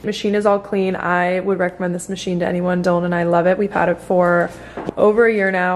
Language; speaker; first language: English; native; English